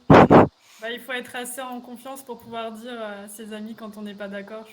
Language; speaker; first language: French; native; French